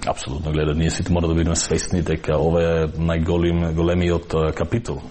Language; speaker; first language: Macedonian; non-native, local second language; Albanian